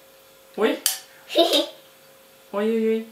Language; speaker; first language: Russian; native; Russian